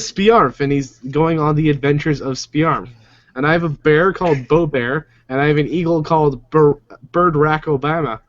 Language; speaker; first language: English; native; English